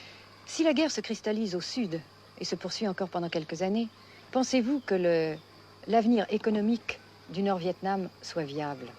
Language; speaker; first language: French; native; French